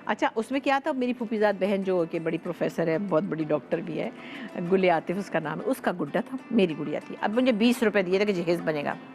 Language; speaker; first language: Urdu; native; Urdu